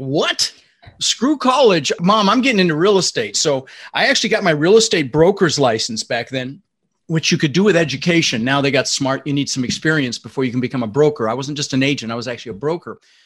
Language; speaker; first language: English; early bilingual, other home language; Dutch